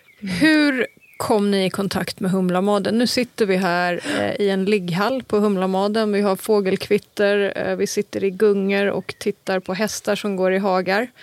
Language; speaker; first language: Swedish; native; Swedish